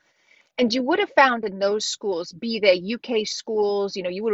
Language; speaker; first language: English; native; English